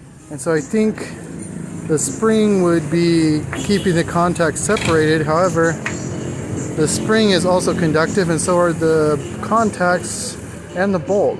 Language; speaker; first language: English; native; English